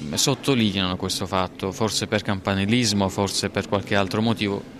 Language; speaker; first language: Italian; native; Italian